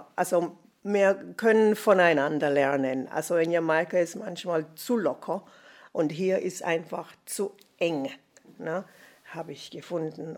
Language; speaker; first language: German; non-native, fluent; English